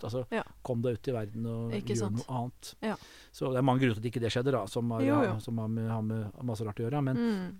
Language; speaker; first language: Norwegian; native; Norwegian